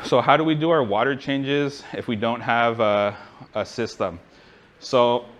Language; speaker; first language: English; native; English